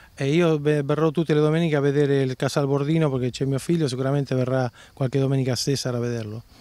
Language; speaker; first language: Italian; early bilingual, heritage; Italian